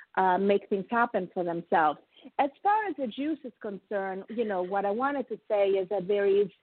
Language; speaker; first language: English; non-native, fluent; Italian